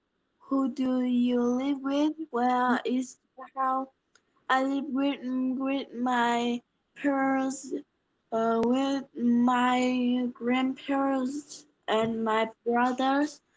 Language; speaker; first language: English; non-native, learner; Polish